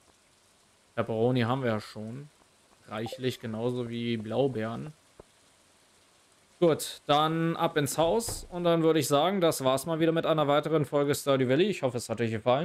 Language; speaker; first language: German; native; German